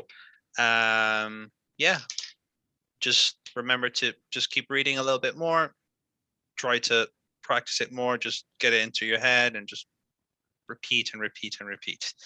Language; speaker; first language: English; non-native, fluent; Spanish